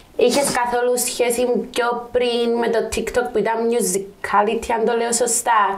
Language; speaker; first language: Greek; native; Greek